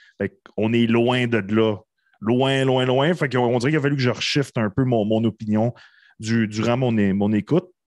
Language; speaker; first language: French; native; French